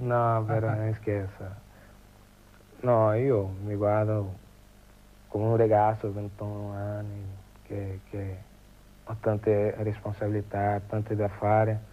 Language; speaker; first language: Italian; non-native, learner; Portuguese